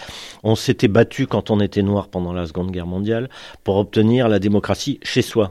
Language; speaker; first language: French; native; French